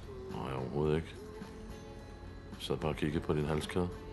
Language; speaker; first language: Danish; native; Danish